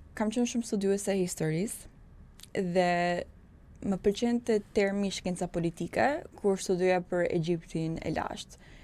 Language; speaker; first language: Albanian; early bilingual, heritage; Albanian